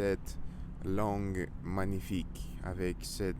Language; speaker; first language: French; non-native, learner; Russian